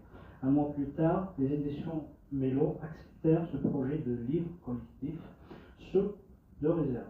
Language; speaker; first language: French; non-native, local second language; Kabyle